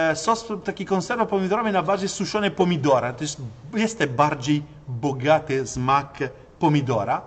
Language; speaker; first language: Polish; non-native, learner; Italian